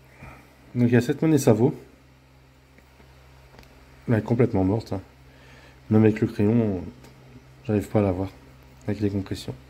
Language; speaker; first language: French; native; French